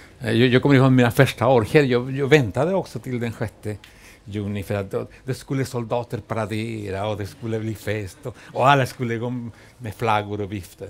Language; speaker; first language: Swedish; non-native, fluent; Spanish